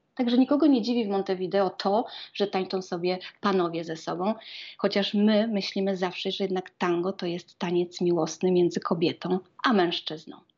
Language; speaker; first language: Polish; native; Polish